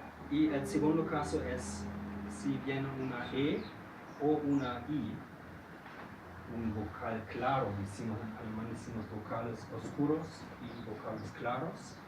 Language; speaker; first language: Spanish; non-native, fluent; German